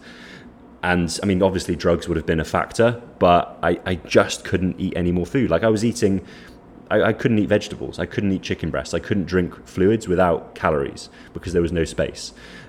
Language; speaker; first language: English; native; English